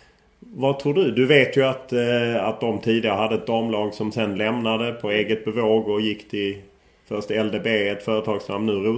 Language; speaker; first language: Swedish; native; Swedish